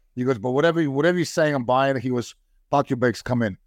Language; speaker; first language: English; non-native, fluent; Polish